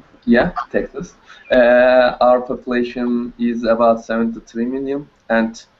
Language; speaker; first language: English; non-native, learner; Turkish